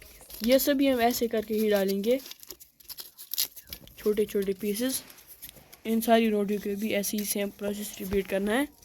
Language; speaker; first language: Hindi; non-native, local second language; Kashmiri